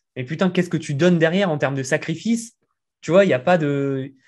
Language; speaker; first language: French; native; French